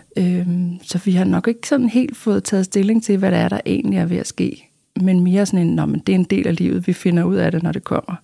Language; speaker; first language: Danish; native; Danish